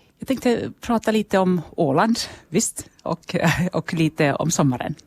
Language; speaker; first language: Swedish; non-native, local second language; Finnish